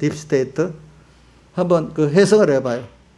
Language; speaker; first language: Korean; native; Korean